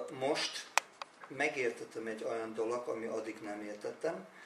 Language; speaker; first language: Hungarian; non-native, learner; German